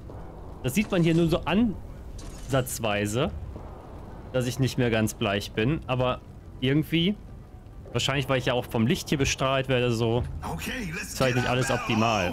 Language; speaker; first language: German; native; German